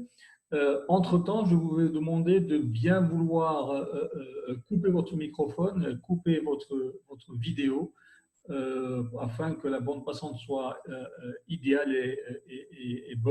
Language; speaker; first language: French; non-native, local second language; Arabic